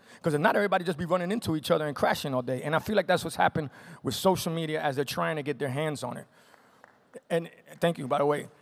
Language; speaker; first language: English; native; English